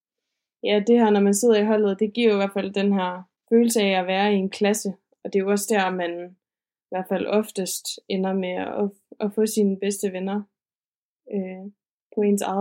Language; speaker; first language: Danish; native; Danish